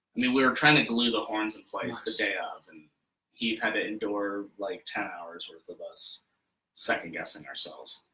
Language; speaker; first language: English; native; English